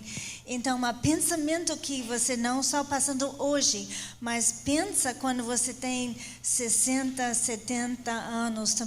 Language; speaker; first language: Portuguese; non-native, fluent; English